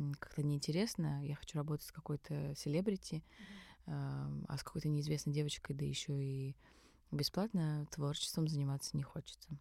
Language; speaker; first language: Russian; early bilingual, other home language; Tajik